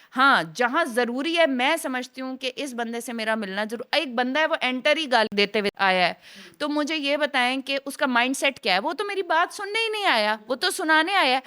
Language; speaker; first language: Urdu; non-native, local second language; Saraiki